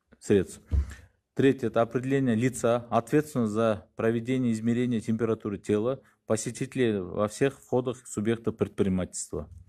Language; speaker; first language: Russian; non-native, local second language; Kyrgyz